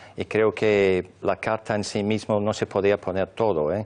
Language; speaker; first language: Spanish; non-native, fluent; English